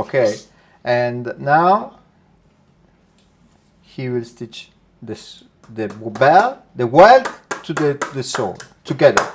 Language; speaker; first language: English; non-native, learner; Italian